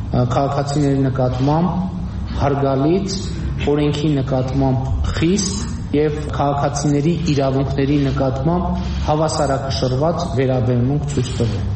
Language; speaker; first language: Armenian; native; Armenian